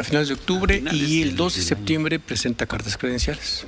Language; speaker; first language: Spanish; native; Spanish